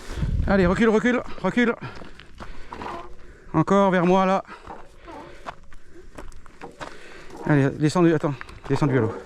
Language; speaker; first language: French; native; French